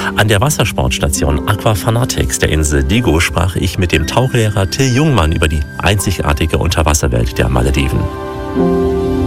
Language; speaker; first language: German; native; German